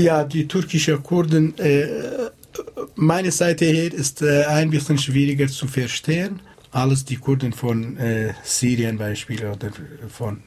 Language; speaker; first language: German; non-native, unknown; Kurdish